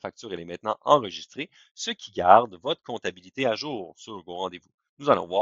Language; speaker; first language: French; native; French